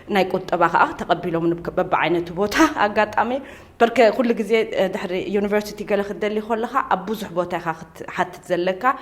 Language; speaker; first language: Tigrinya; early bilingual, heritage; Tigrinya